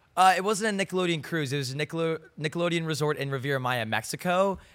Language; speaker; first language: English; native; English